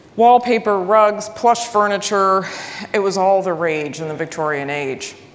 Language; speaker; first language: English; native; English